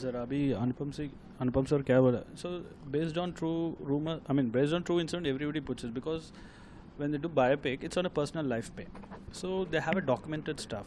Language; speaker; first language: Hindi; non-native, local second language; Telugu